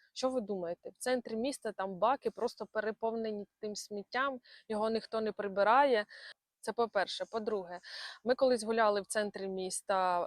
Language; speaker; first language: Ukrainian; non-native, local second language; Russian